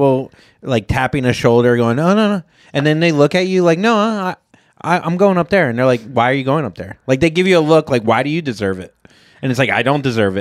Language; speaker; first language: English; native; English